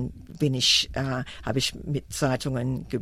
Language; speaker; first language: German; non-native, fluent; English